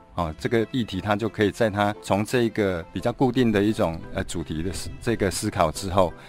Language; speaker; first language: Chinese; non-native, local second language; Min Nan Chinese